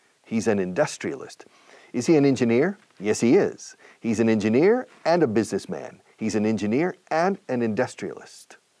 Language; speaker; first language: English; native; English